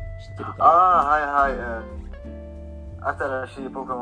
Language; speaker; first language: Japanese; non-native, learner; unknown